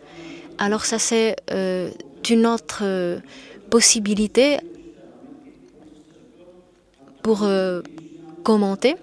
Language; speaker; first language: French; non-native, fluent; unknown